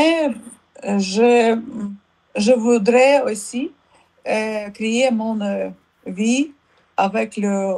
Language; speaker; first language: French; non-native, learner; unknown